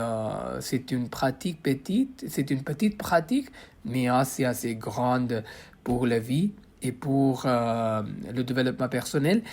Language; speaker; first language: French; non-native, fluent; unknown